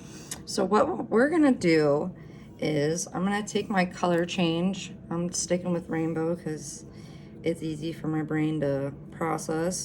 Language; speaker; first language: English; native; English